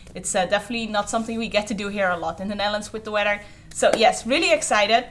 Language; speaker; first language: English; non-native, fluent; Dutch